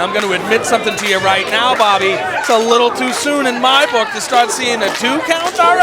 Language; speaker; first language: English; native; English